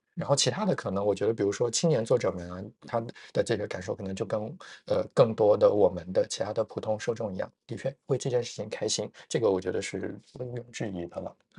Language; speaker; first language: Chinese; native; Chinese